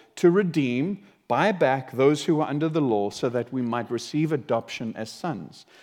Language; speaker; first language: English; native; English